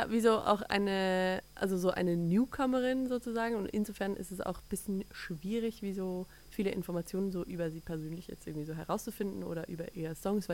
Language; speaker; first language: German; native; German